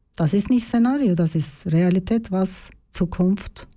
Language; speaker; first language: German; non-native, learner; Turkish